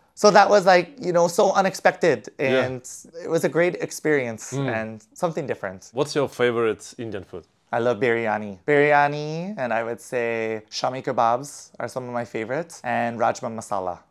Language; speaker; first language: English; native; English